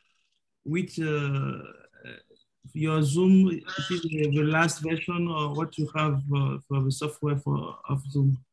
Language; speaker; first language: English; non-native, learner; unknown